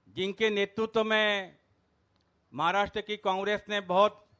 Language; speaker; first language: Hindi; non-native, local second language; Marathi